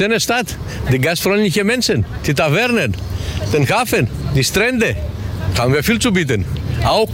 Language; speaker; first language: German; non-native, learner; Greek